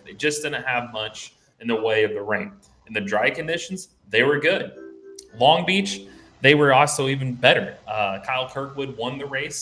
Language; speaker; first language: English; native; English